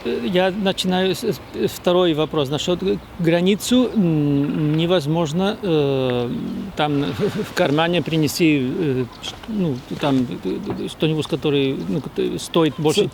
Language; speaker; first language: Russian; non-native, fluent; Spanish